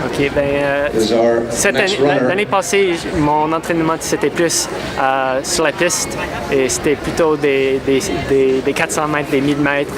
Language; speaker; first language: French; non-native, local second language; English